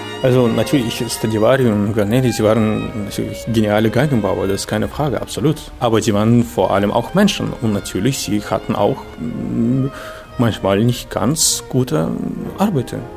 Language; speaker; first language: German; non-native, fluent; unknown